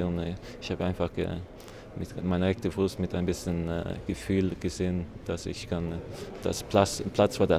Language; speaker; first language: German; non-native, learner; Faroese